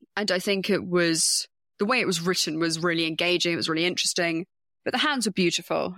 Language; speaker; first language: English; native; English